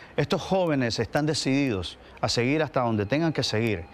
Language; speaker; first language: Spanish; native; Spanish